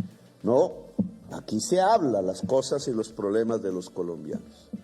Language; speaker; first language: Spanish; native; Spanish